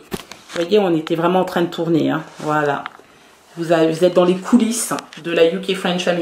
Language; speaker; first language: French; native; French